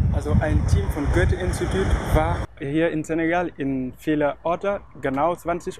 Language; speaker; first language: German; non-native, fluent; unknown